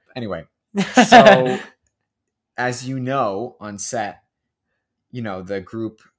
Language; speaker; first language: English; native; English